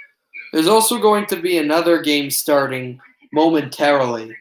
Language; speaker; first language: English; native; English